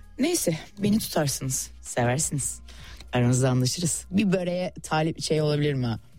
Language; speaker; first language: Turkish; native; Turkish